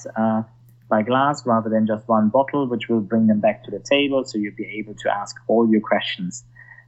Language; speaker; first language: English; non-native, fluent; German